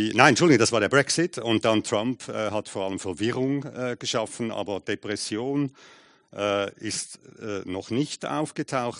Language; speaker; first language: German; native; German